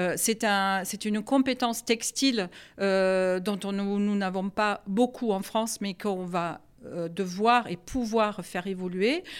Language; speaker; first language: French; non-native, fluent; German